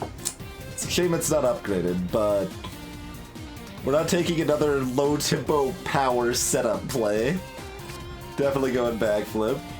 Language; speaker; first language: English; native; English